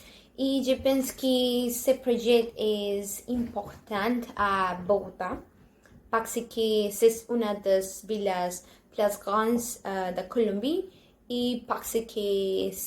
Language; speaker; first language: French; non-native, learner; Spanish